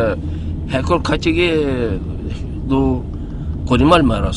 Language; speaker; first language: Korean; early bilingual, heritage; Korean